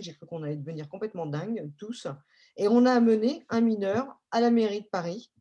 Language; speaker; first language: French; native; French